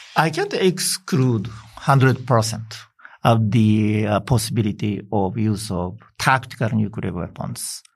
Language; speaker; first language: English; non-native, learner; Japanese